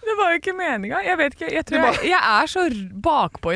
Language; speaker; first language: Norwegian; native; Norwegian